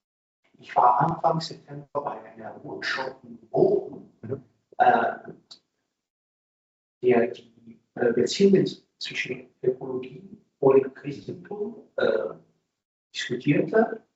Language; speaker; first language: German; non-native, fluent; Italian